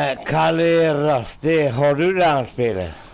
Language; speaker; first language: Swedish; non-native, local second language; Finnish